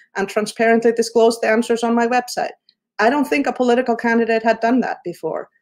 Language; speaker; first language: English; non-native, fluent; Icelandic